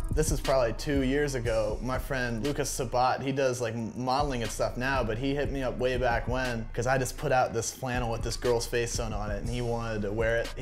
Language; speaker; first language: English; native; English